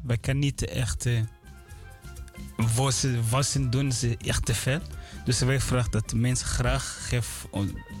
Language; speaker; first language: Dutch; non-native, learner; Swahili